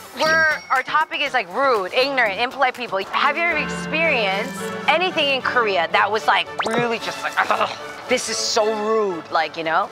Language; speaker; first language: English; early bilingual, other home language; Korean